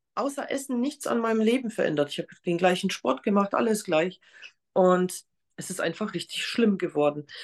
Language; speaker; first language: German; non-native, fluent; Polish